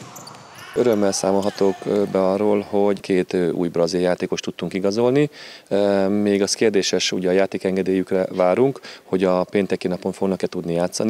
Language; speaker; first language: Hungarian; native; Hungarian